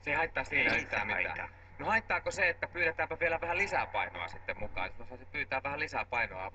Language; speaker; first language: Finnish; native; Finnish